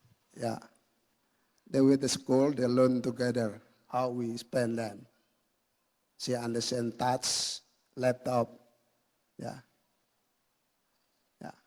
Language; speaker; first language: English; non-native, learner; Indonesian